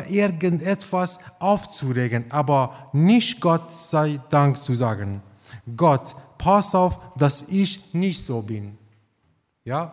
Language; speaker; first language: German; non-native, fluent; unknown